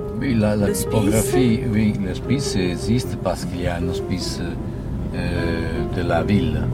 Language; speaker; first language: French; non-native, learner; Italian